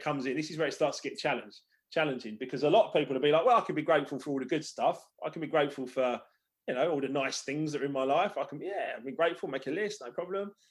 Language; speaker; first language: English; native; English